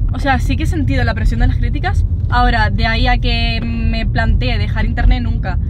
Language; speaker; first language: Spanish; non-native, local second language; German